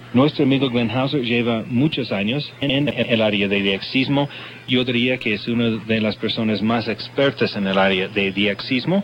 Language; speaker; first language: Spanish; non-native, fluent; English